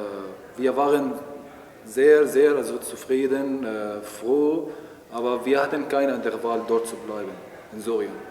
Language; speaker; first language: German; non-native, fluent; Arabic